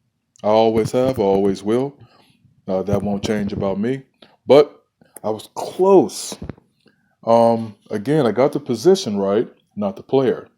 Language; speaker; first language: English; native; English